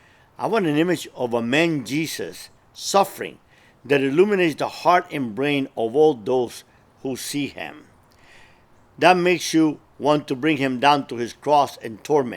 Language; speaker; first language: English; early bilingual, other home language; Spanish